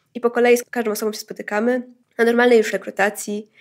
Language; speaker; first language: Polish; native; Polish